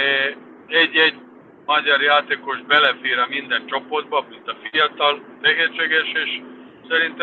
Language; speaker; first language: Hungarian; non-native, fluent; Serbian